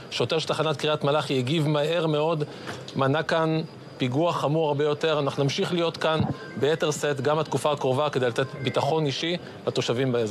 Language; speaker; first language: Hebrew; native; Hebrew